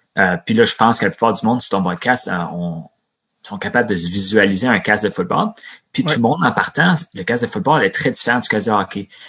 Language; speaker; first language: French; native; French